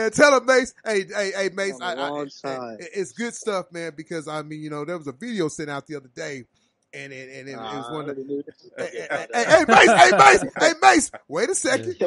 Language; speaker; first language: English; native; English